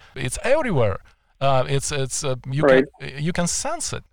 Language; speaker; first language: English; non-native, fluent; Ukrainian